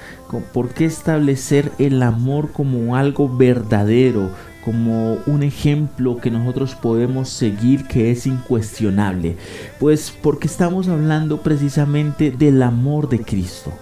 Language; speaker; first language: Spanish; native; Spanish